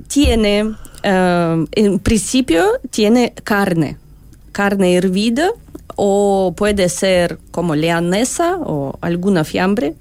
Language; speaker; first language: Spanish; non-native, learner; Russian